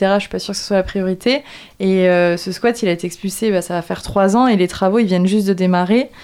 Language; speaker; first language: French; native; French